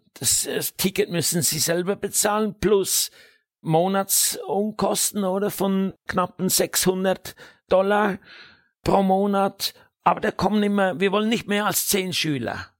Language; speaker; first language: German; native; German